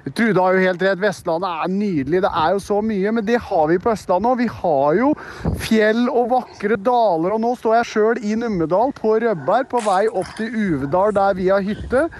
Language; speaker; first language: Norwegian; native; Norwegian